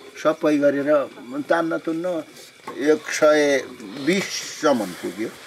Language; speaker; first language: Nepali; native; Nepali